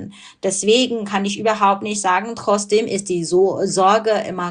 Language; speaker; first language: German; non-native, fluent; Burmese